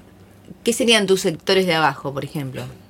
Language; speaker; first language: Spanish; native; Spanish